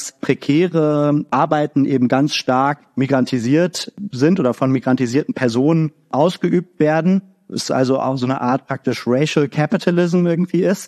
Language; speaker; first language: German; native; German